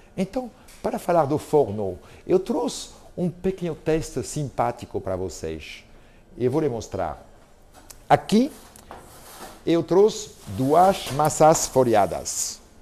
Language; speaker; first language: Portuguese; non-native, fluent; French